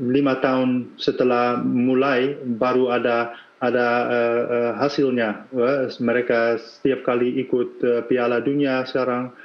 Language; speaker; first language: Indonesian; non-native, fluent; Dutch